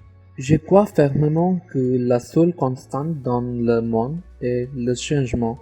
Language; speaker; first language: French; non-native, learner; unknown